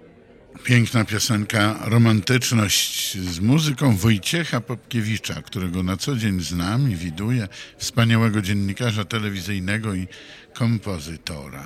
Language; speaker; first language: Polish; native; Polish